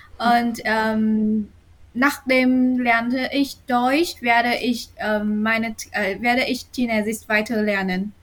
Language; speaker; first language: German; non-native, learner; Vietnamese